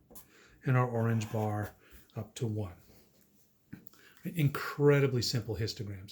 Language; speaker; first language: English; native; English